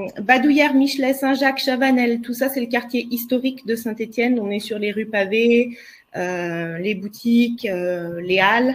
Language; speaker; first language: French; native; French